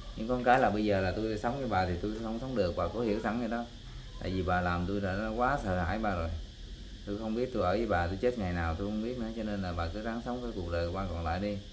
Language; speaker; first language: Vietnamese; non-native, local second language; Khmer